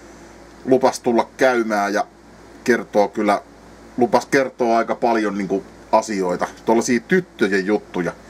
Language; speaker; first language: Finnish; native; Finnish